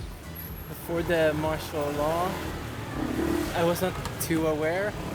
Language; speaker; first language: English; non-native, fluent; Swedish